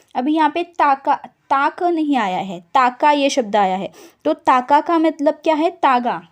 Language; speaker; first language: Hindi; non-native, local second language; Marathi